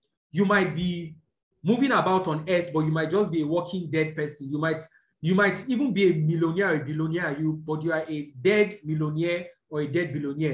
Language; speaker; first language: English; non-native, local second language; Yoruba